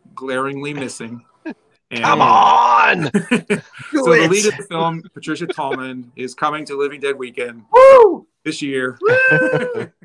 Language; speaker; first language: English; native; English